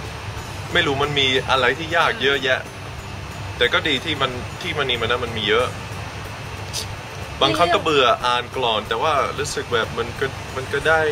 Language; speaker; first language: Thai; non-native, fluent; Dutch